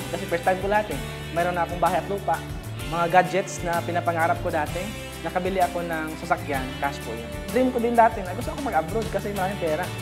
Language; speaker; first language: Filipino; non-native, local second language; Cebuano